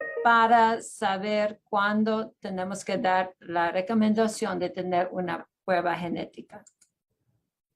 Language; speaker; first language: Spanish; non-native, fluent; English